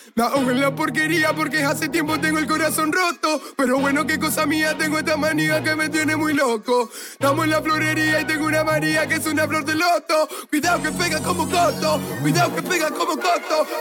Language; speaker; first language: Spanish; non-native, fluent; English